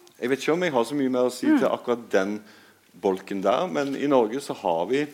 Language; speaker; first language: Norwegian; native; Norwegian